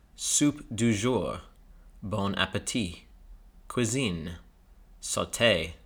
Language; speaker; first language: French; non-native, fluent; English